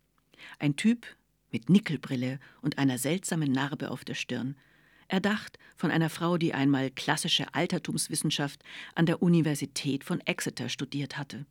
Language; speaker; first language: German; native; German